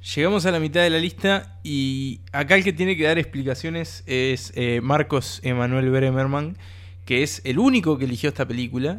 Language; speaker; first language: Spanish; native; Spanish